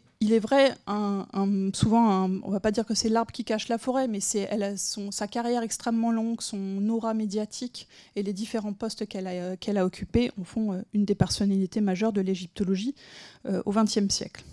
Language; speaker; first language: French; native; French